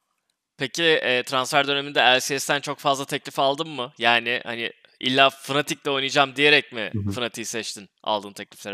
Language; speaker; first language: Turkish; native; Turkish